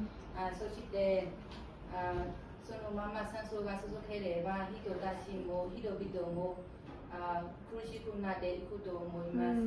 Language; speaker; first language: Japanese; non-native, learner; Burmese